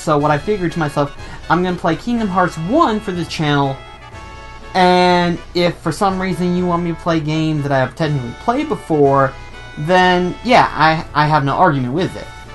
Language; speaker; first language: English; native; English